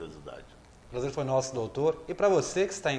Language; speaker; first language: Portuguese; native; Portuguese